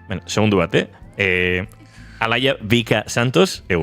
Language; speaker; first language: Basque; native; Basque